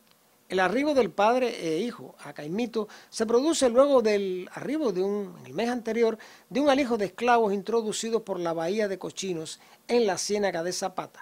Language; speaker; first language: Spanish; native; Spanish